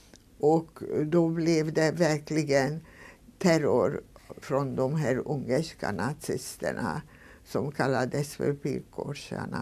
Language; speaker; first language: Swedish; non-native, fluent; Hungarian